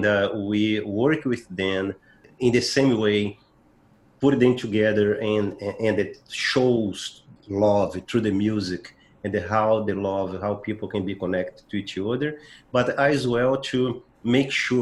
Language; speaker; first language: English; non-native, fluent; Portuguese